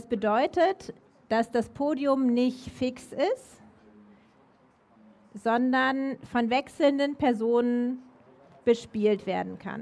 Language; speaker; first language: German; native; German